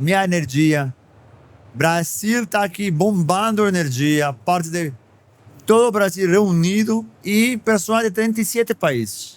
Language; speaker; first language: Portuguese; non-native, fluent; Spanish